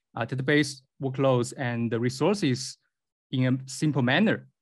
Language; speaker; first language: English; non-native, fluent; Chinese